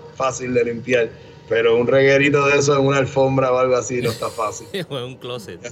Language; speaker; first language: Spanish; native; Spanish